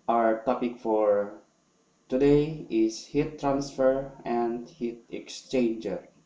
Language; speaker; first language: English; non-native, local second language; Filipino